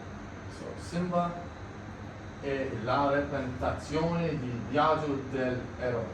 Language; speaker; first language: Italian; non-native, learner; English